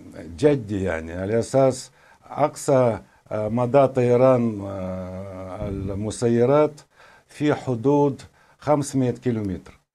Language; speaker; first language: Arabic; non-native, fluent; Russian